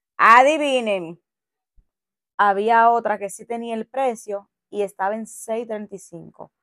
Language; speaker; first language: Spanish; native; Spanish